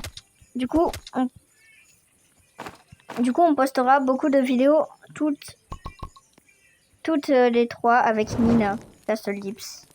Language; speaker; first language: French; native; French